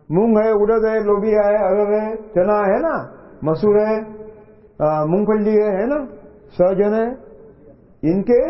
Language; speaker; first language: Hindi; non-native, local second language; Marathi